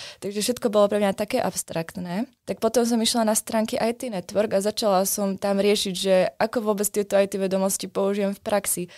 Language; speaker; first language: Slovak; native; Slovak